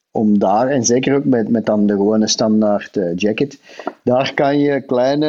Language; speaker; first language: Dutch; native; Dutch